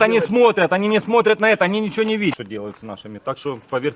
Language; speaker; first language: Russian; native; Russian